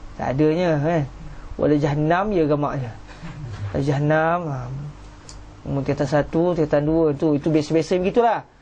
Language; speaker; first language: Malay; native; Malay